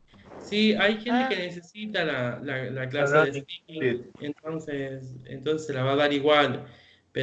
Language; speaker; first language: Spanish; native; Spanish